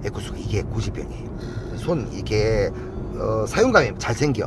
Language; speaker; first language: Korean; native; Korean